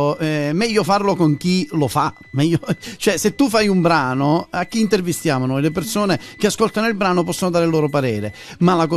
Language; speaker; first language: Italian; native; Italian